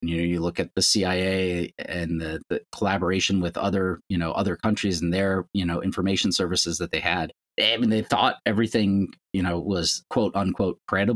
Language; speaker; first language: English; native; English